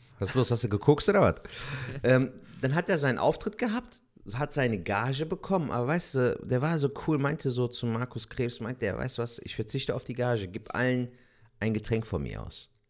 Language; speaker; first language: German; early bilingual, other home language; Turkish